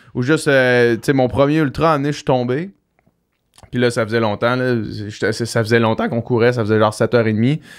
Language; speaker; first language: French; native; French